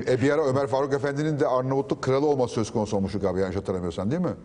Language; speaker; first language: Turkish; native; Turkish